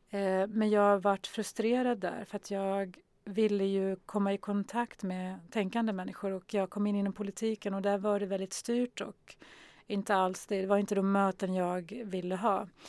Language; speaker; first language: Swedish; early bilingual, other home language; Arabic